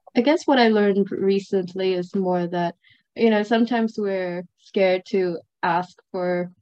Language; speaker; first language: English; non-native, fluent; Sinhala